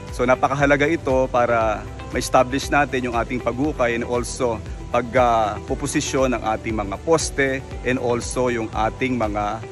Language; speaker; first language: Filipino; native; Filipino